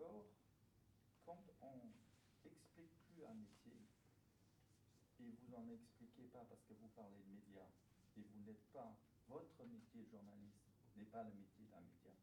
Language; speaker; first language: French; non-native, fluent; German